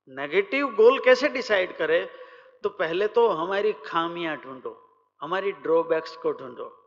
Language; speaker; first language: Hindi; non-native, local second language; Gujarati